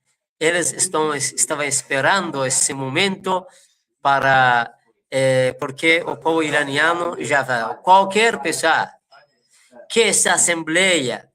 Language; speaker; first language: Portuguese; non-native, fluent; Persian